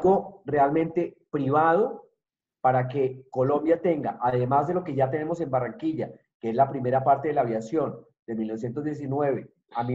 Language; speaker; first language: Spanish; native; Spanish